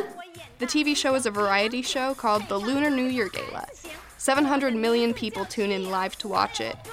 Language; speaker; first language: English; native; English